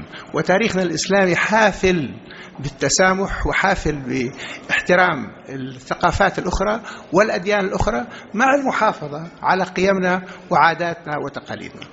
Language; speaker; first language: Arabic; native; Arabic